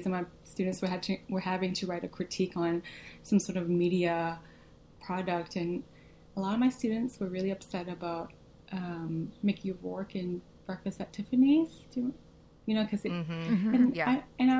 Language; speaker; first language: English; early bilingual, other home language; Vietnamese